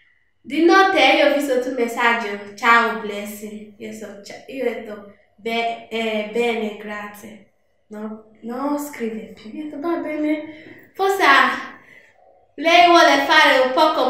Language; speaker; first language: Italian; non-native, learner; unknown